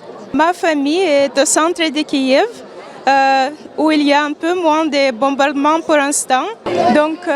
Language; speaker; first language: French; non-native, fluent; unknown